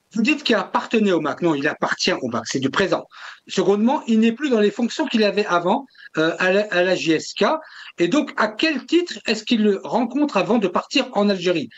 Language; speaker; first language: French; non-native, local second language; Kabyle